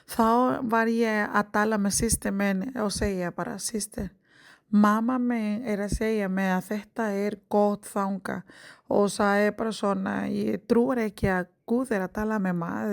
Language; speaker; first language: Icelandic; non-native, learner; Spanish